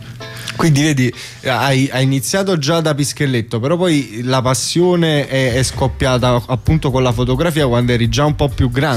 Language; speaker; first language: Italian; native; Italian